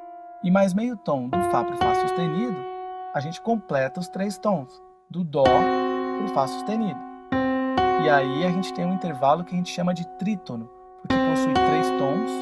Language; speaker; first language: Portuguese; native; Portuguese